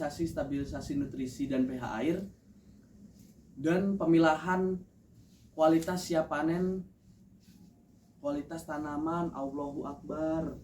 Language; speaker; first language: Indonesian; non-native, local second language; Javanese